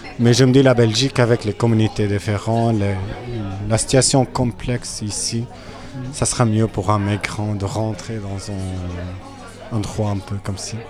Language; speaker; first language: French; non-native, fluent; Arabic